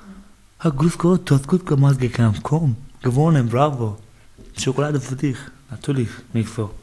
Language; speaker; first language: German; non-native, learner; Persian